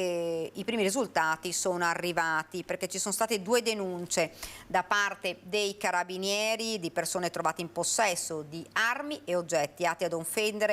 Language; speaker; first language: Italian; native; Italian